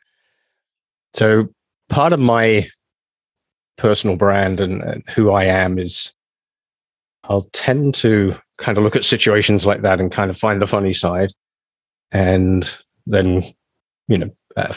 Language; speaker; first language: English; native; English